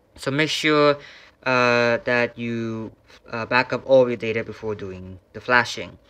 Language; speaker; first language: English; non-native, fluent; Vietnamese